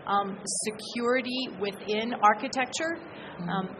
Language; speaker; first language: English; native; English